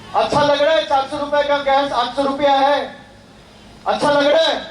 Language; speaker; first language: Hindi; non-native, local second language; Bangla